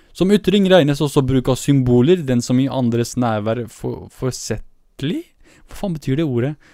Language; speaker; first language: Norwegian; early bilingual, other home language; Kurdish